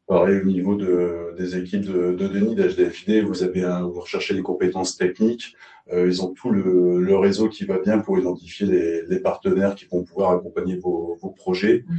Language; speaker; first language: French; native; French